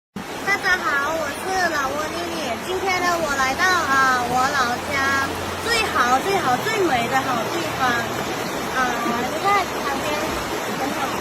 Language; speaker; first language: Chinese; non-native, learner; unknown